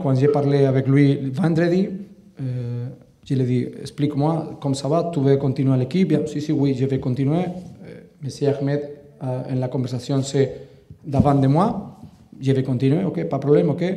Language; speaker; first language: French; non-native, learner; Catalan